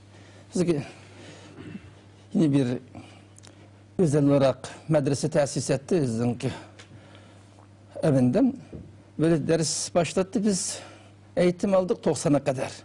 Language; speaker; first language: Turkish; non-native, learner; Uyghur